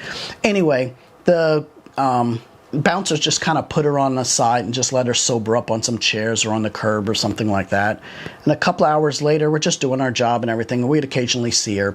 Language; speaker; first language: English; native; English